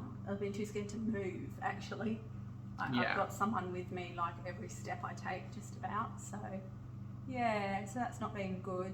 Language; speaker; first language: English; native; English